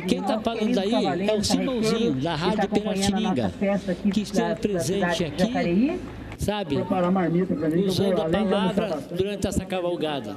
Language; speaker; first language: Portuguese; native; Portuguese